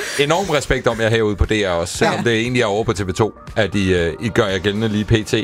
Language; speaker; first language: Danish; native; Danish